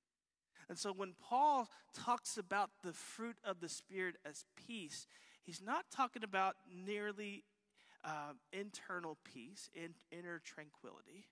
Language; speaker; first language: English; native; English